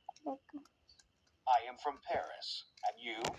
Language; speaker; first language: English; non-native, learner; Turkish